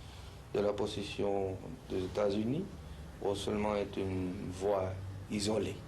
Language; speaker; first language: French; non-native, fluent; Spanish